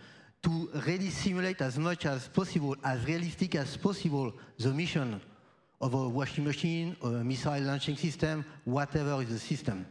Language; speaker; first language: English; non-native, fluent; French